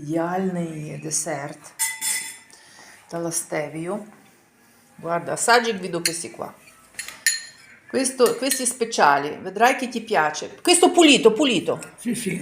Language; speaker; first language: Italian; non-native, fluent; Ukrainian